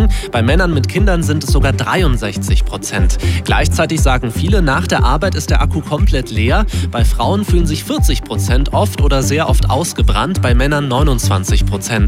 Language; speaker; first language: German; native; German